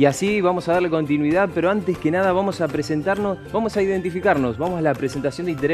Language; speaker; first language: Spanish; native; Spanish